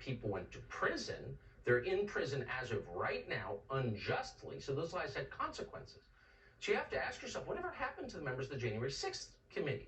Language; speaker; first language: English; native; English